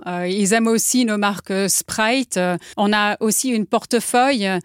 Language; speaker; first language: French; non-native, fluent; English